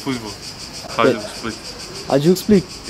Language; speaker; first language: English; non-native, learner; Croatian